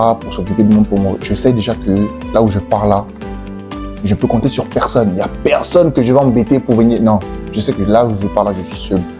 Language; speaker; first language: French; native; French